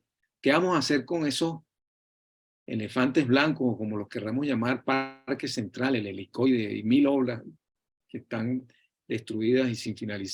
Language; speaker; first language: Spanish; native; Spanish